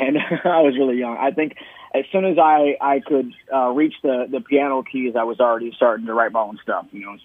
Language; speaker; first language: English; native; English